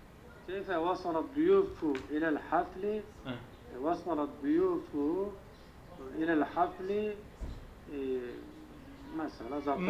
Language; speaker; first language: Arabic; non-native, learner; Turkish